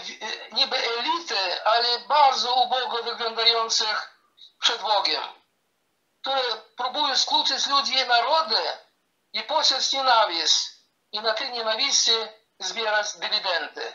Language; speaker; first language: Polish; early bilingual, heritage; Polish